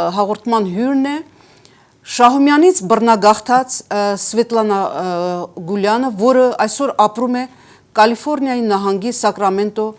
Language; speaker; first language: Armenian; native; Armenian